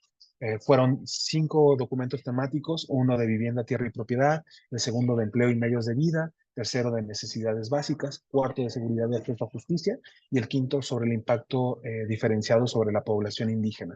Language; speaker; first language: Spanish; native; Spanish